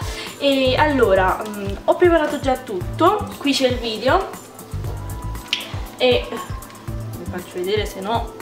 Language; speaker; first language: Italian; native; Italian